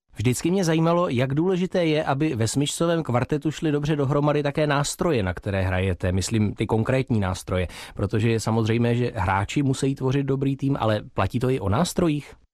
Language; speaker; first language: Czech; native; Czech